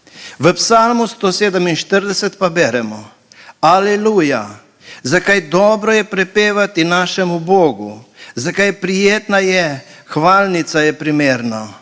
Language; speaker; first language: Slovenian; native; Slovenian